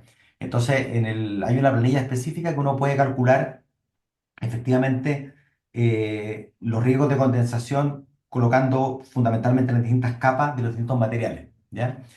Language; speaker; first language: Spanish; native; Spanish